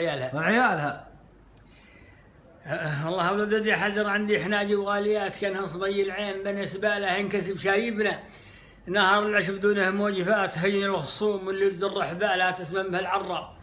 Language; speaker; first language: Arabic; native; Arabic